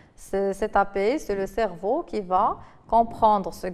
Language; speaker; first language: French; non-native, local second language; Arabic